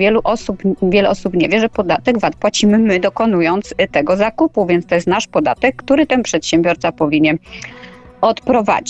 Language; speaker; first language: Polish; native; Polish